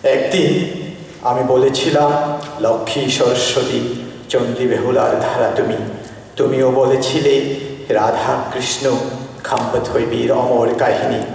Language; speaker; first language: Bangla; non-native, local second language; Manipuri